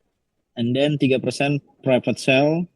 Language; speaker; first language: English; non-native, learner; Indonesian